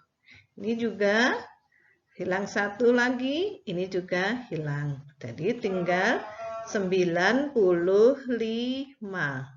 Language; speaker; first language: Indonesian; native; Indonesian